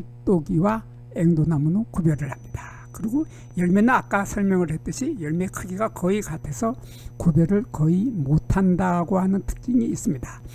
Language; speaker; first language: Korean; native; Korean